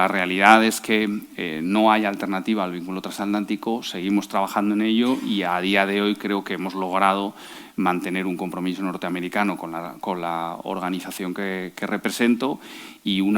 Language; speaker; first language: Spanish; native; Spanish